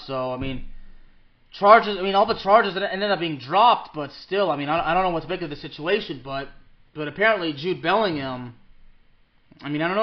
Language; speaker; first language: English; early bilingual, other home language; French